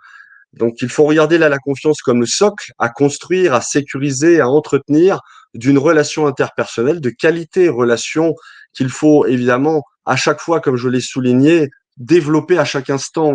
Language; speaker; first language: French; native; French